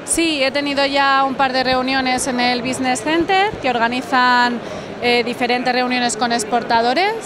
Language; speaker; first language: Spanish; native; Spanish